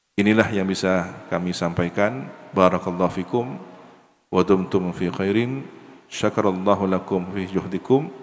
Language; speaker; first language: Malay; non-native, local second language; Madurese